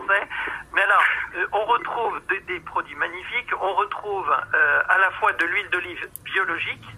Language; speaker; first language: French; native; French